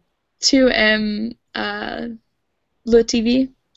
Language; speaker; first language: French; non-native, learner; English